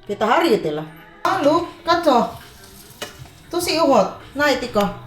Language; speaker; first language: Finnish; non-native, learner; Filipino